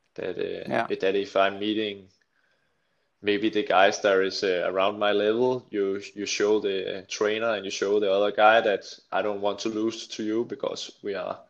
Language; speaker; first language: English; non-native, fluent; Danish